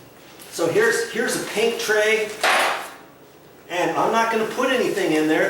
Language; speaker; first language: English; native; English